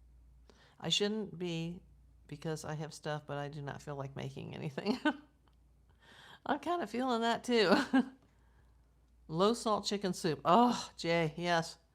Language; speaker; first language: English; native; English